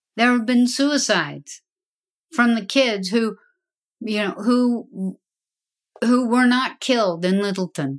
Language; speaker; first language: English; native; English